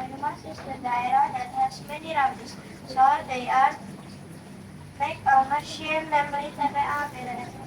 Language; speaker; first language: English; non-native, learner; Indonesian